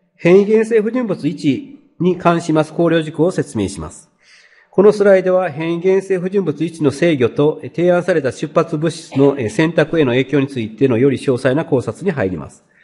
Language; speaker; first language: Japanese; native; Japanese